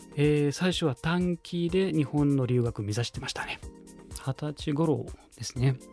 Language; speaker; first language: Japanese; non-native, fluent; Arabic